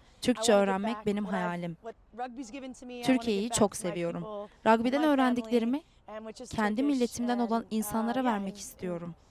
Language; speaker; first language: Turkish; non-native, learner; English